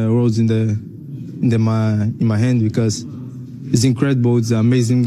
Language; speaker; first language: English; non-native, learner; Portuguese